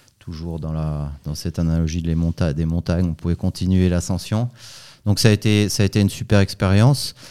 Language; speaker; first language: French; native; French